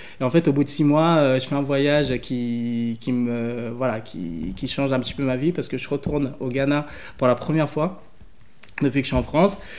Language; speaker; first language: French; early bilingual, other home language; English